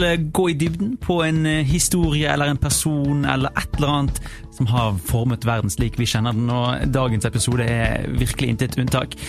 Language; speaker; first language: Norwegian; native; Norwegian